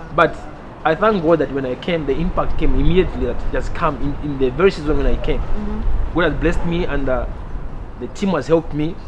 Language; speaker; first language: English; non-native, local second language; Bemba